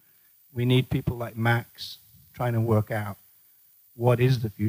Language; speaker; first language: English; native; English